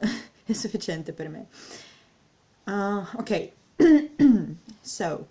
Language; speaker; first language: Italian; non-native, learner; Russian